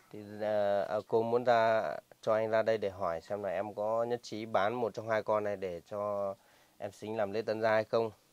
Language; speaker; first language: Vietnamese; non-native, local second language; Hmong